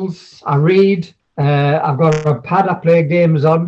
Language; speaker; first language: English; native; English